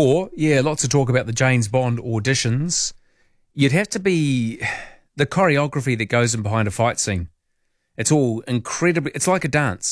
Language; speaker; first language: English; native; English